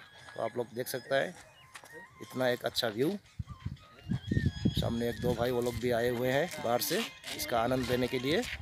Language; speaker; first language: Hindi; non-native, local second language; Bangla